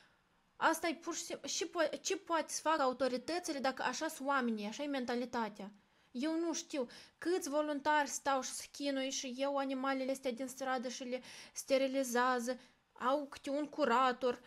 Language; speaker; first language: Romanian; native; Romanian